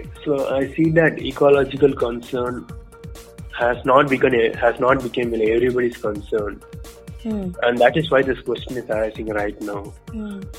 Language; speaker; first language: English; non-native, local second language; Tamil